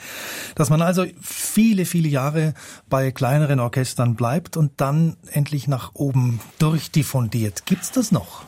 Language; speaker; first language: German; native; German